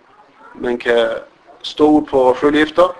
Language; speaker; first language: Danish; non-native, fluent; Arabic